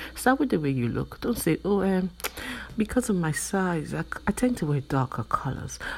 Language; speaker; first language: English; non-native, local second language; Yoruba